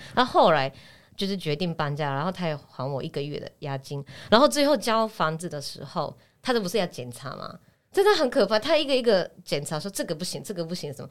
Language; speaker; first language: Chinese; non-native, fluent; Japanese